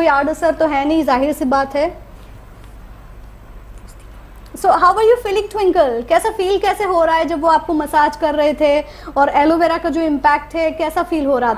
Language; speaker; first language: Hindi; native; Hindi